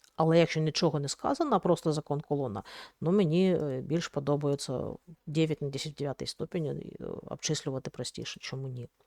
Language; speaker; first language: Ukrainian; native; Ukrainian